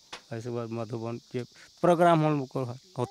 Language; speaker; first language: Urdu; non-native, local second language; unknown